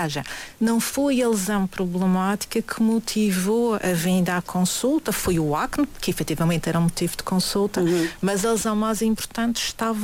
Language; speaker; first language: Portuguese; native; Portuguese